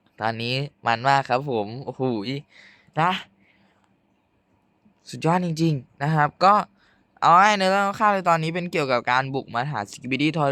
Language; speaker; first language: Thai; native; Thai